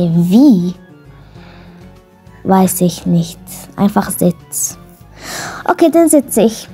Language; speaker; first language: German; non-native, learner; Arabic